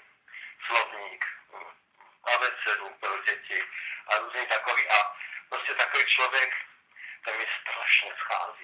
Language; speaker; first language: Czech; non-native, local second language; Romany